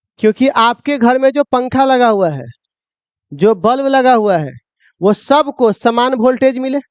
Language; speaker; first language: Hindi; native; Hindi